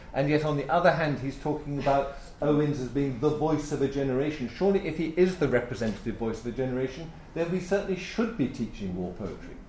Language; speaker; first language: English; native; English